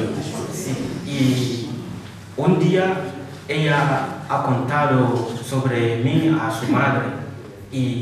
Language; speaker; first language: Spanish; non-native, fluent; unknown